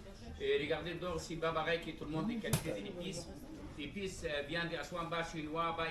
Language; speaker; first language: French; non-native, learner; Arabic